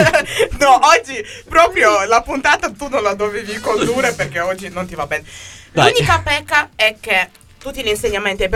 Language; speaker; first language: Italian; native; Italian